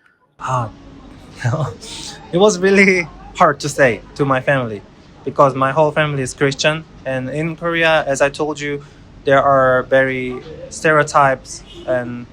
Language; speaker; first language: English; non-native, learner; Korean